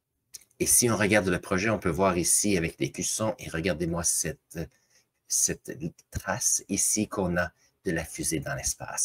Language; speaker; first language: French; native; French